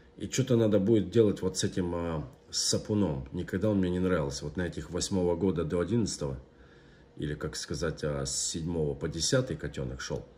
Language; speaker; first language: Russian; native; Russian